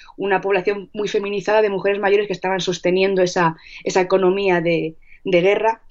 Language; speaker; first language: Spanish; non-native, fluent; Russian